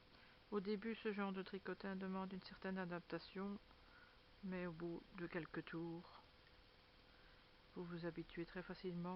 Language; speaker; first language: French; native; French